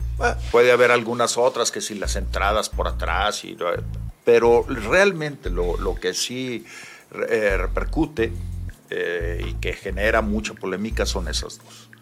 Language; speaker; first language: Spanish; native; Spanish